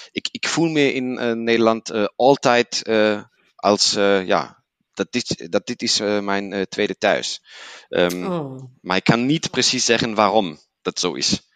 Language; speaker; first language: Dutch; non-native, learner; German